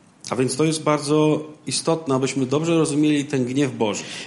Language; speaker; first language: Polish; native; Polish